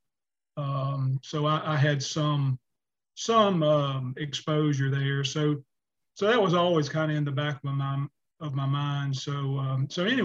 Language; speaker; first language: English; native; English